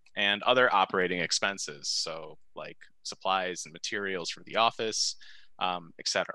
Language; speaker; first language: English; early bilingual, other home language; Spanish